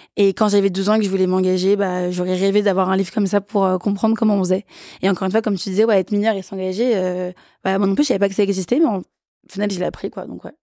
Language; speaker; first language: French; early bilingual, other home language; Kabuverdianu